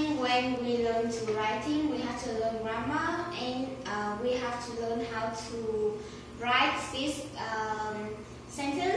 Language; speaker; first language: English; non-native, learner; Vietnamese